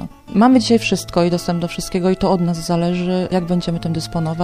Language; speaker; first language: Polish; native; Polish